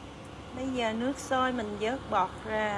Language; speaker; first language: Vietnamese; early bilingual, heritage; Vietnamese